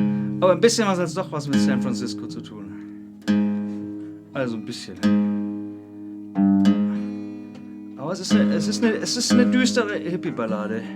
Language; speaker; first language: German; native; German